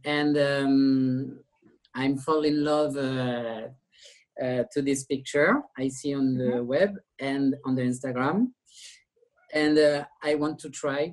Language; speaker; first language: English; non-native, learner; French